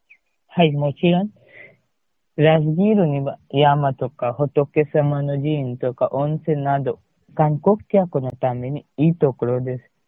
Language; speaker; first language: Japanese; non-native, learner; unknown